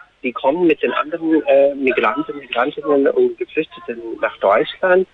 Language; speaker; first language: German; non-native, fluent; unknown